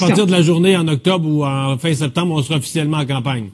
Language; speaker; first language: French; native; French